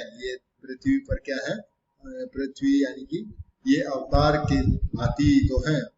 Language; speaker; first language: Hindi; native; Hindi